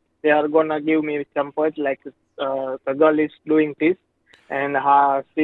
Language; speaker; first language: English; non-native, local second language; Gujarati